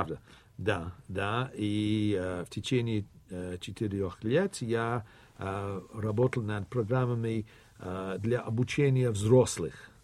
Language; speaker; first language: Russian; non-native, fluent; English